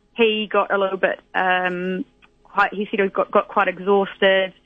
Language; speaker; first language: English; native; English